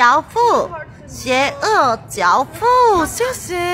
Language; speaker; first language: Chinese; non-native, learner; Korean